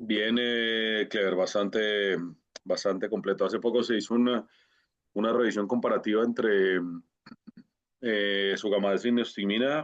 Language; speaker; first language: Spanish; native; Spanish